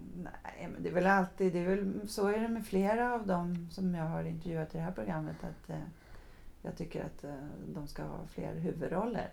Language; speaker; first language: Swedish; native; Swedish